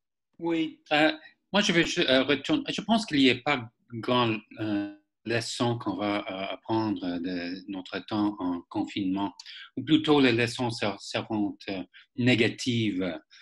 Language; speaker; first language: French; non-native, fluent; English